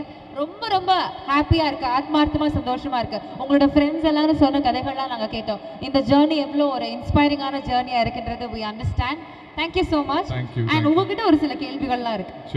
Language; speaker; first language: Tamil; native; Tamil